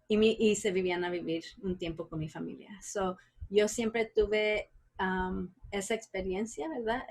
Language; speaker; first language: Spanish; early bilingual, heritage; Spanish